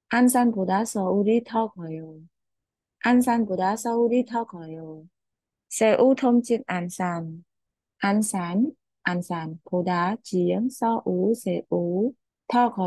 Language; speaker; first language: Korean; non-native, fluent; Khmer